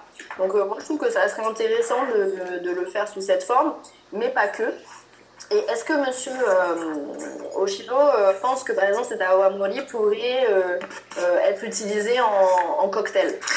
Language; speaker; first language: French; native; French